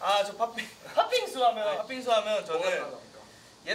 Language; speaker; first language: Korean; native; Korean